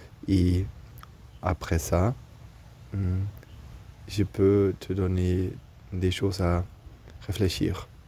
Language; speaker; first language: French; non-native, learner; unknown